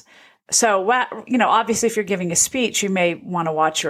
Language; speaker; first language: English; native; English